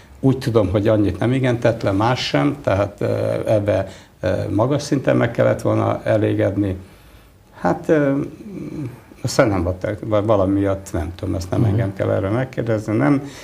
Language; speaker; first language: Hungarian; native; Hungarian